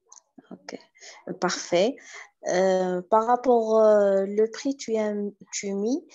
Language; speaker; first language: French; non-native, learner; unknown